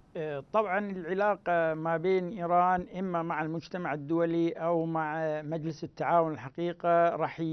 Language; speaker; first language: Arabic; native; Arabic